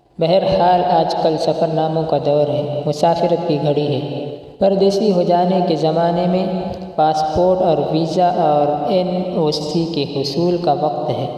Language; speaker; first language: Urdu; non-native, local second language; Punjabi